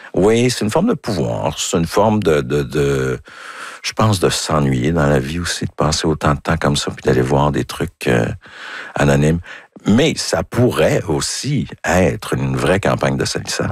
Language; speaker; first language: French; native; French